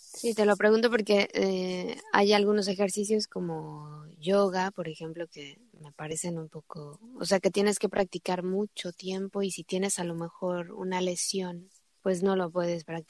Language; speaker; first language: Spanish; native; Spanish